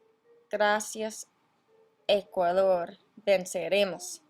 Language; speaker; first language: Spanish; non-native, fluent; English